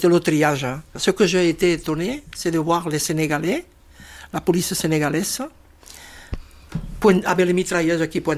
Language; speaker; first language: French; non-native, fluent; Catalan